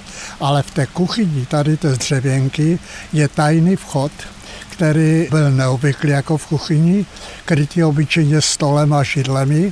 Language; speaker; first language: Czech; native; Czech